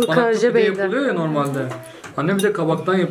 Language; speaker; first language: Turkish; native; Turkish